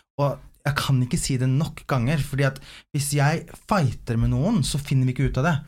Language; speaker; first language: Norwegian; early bilingual, other home language; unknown